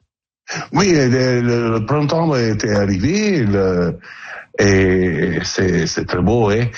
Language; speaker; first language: French; non-native, learner; Italian